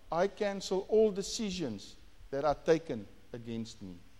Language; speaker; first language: English; non-native, local second language; Afrikaans